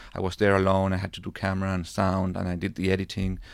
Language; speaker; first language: English; non-native, fluent; Spanish